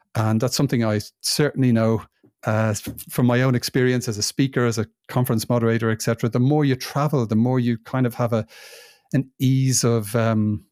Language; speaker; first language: English; native; English